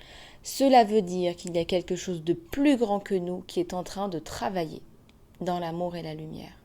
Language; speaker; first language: French; native; French